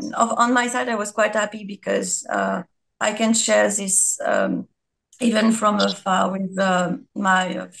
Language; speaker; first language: English; non-native, fluent; French